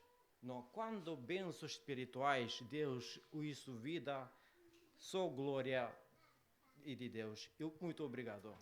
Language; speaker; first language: Portuguese; non-native, learner; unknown